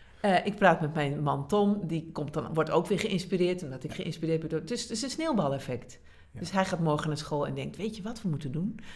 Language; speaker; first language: Dutch; native; Dutch